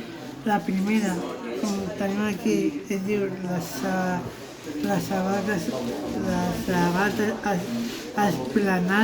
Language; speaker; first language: Catalan; non-native, local second language; Spanish